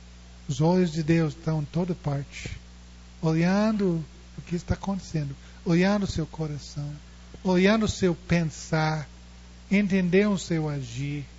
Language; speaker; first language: Portuguese; non-native, fluent; English